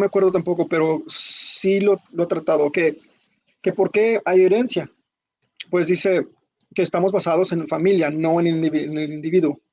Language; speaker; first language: Spanish; early bilingual, heritage; Spanish